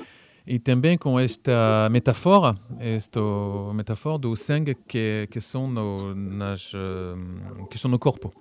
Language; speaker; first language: Portuguese; early bilingual, heritage; French